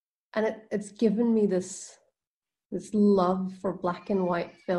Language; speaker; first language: English; non-native, fluent; Norwegian